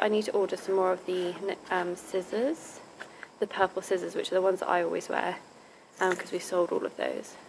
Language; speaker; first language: English; native; English